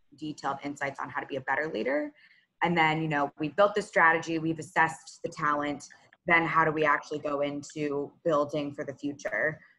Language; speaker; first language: English; native; English